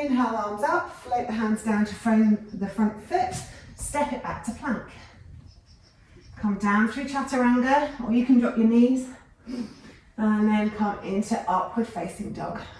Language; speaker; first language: English; native; English